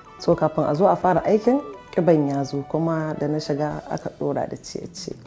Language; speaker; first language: Hausa; non-native, local second language; Yoruba